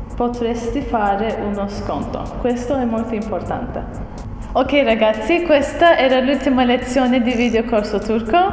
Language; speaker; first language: Italian; non-native, fluent; Turkish